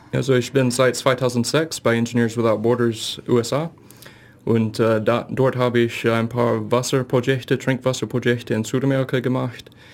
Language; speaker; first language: German; non-native, fluent; English